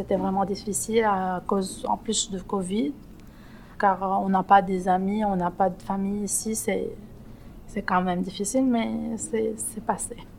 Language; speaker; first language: French; non-native, local second language; Arabic